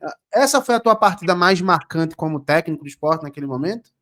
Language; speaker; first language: Portuguese; native; Portuguese